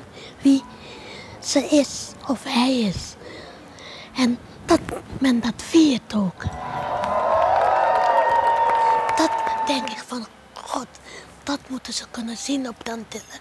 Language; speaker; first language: Dutch; non-native, local second language; Papiamento